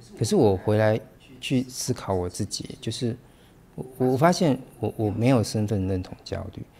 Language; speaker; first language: Chinese; native; Chinese